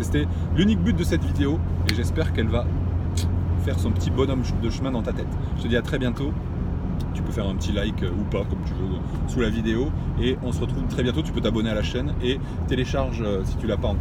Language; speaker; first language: French; native; French